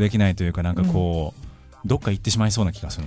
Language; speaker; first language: Japanese; native; Japanese